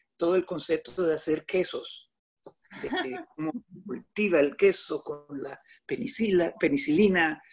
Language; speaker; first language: Spanish; native; Spanish